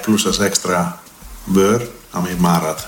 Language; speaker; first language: Hungarian; non-native, learner; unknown